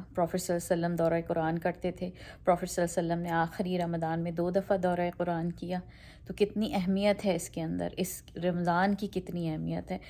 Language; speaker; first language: Urdu; native; Urdu